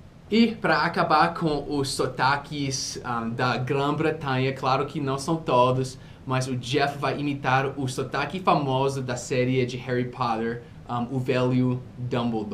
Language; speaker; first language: Portuguese; non-native, fluent; English